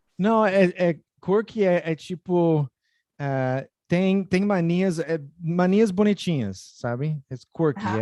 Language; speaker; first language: Portuguese; non-native, fluent; English